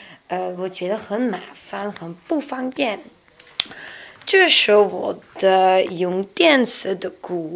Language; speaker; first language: Chinese; non-native, learner; Dutch